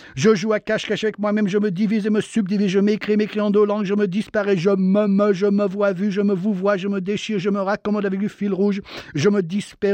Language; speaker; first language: French; native; French